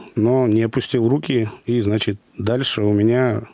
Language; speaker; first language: Russian; native; Russian